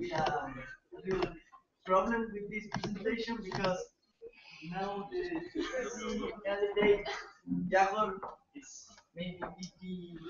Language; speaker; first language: English; non-native, learner; Spanish